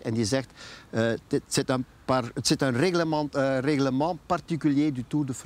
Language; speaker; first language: Dutch; native; Dutch